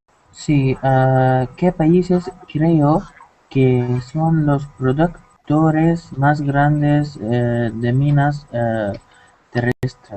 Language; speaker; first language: Spanish; non-native, learner; Arabic